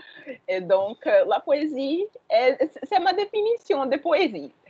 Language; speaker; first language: French; non-native, fluent; Portuguese